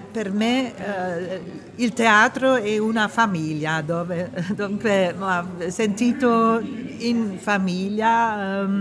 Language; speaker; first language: Italian; non-native, learner; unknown